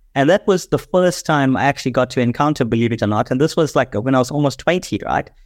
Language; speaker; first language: English; native; English